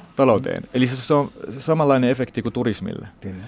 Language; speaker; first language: Finnish; non-native, fluent; Arabic